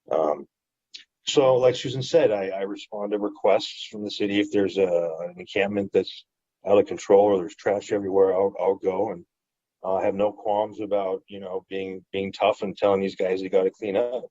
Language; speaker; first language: English; native; English